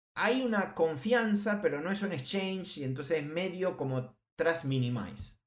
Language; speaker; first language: Spanish; native; Spanish